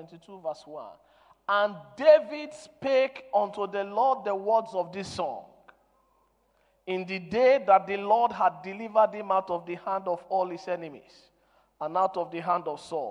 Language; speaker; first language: English; non-native, local second language; Yoruba